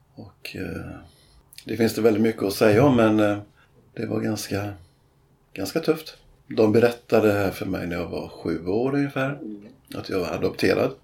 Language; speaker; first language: Swedish; native; Swedish